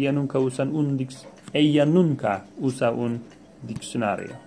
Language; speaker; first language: Spanish; non-native, learner; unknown